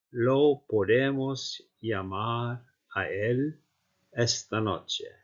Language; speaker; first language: Spanish; non-native, fluent; Icelandic